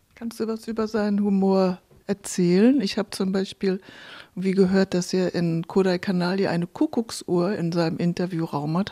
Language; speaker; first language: German; native; German